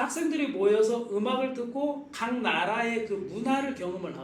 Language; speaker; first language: Korean; native; Korean